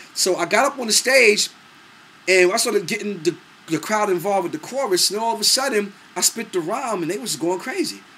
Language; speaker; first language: English; native; English